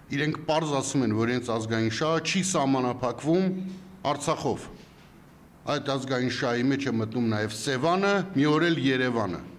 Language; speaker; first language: Armenian; native; Armenian